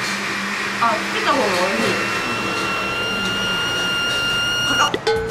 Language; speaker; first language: Japanese; native; Japanese